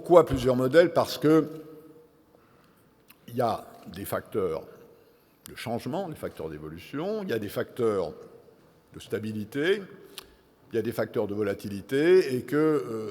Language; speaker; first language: French; native; French